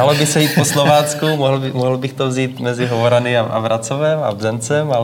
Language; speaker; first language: Czech; native; Czech